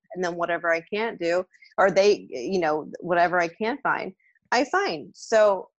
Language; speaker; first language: English; native; English